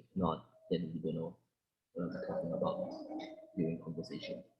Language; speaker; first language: English; non-native, fluent; Chinese